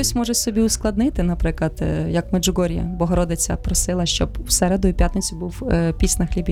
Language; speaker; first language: Ukrainian; native; Ukrainian